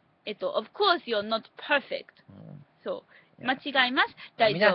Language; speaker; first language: Japanese; non-native, learner; English